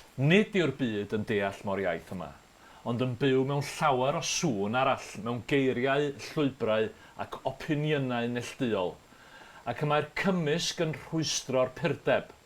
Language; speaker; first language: Welsh; native; Welsh